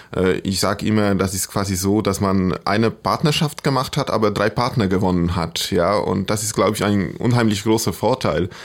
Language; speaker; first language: German; non-native, fluent; Polish